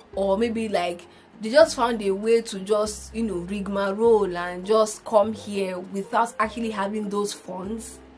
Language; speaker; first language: English; non-native, local second language; Igbo